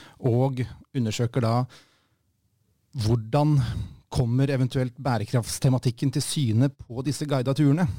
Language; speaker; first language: Norwegian; native; Norwegian